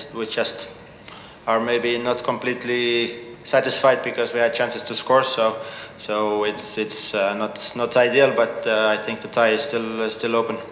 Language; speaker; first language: English; non-native, fluent; Estonian